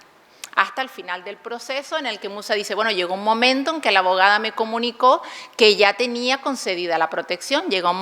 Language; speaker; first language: Spanish; native; Spanish